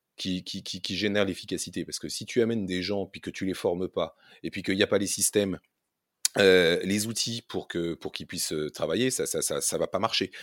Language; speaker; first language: French; native; French